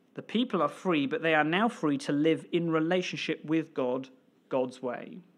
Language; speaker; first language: English; native; English